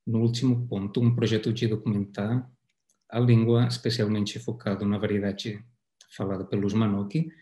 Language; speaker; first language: Portuguese; non-native, fluent; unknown